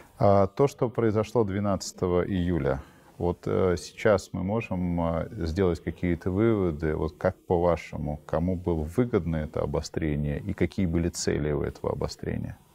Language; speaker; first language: Russian; native; Russian